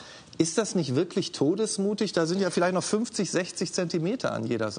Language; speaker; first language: German; native; German